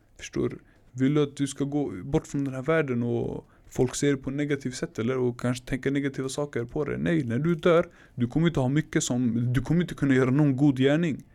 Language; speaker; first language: Swedish; early bilingual, other home language; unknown